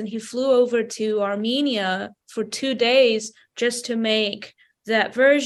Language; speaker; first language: English; non-native, fluent; Armenian